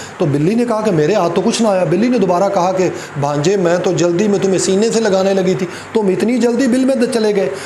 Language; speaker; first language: Urdu; non-native, local second language; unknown